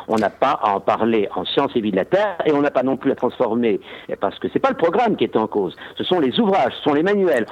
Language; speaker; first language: French; native; French